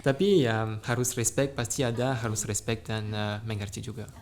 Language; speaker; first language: Indonesian; non-native, fluent; French